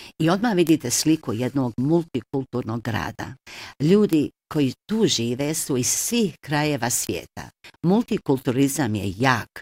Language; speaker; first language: Bosnian; early bilingual, heritage; Bosnian